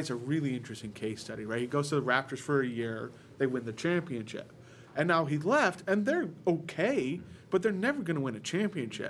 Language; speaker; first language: English; native; English